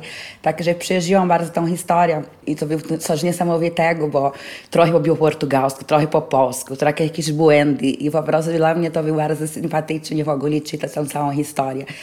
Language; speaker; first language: Polish; early bilingual, heritage; Portuguese